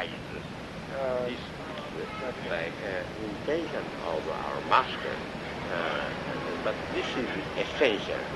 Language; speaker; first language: English; non-native, learner; Japanese